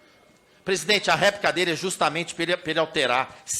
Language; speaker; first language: Portuguese; native; Portuguese